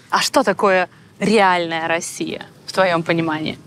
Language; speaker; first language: Russian; native; Russian